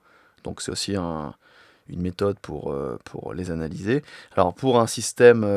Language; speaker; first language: French; native; French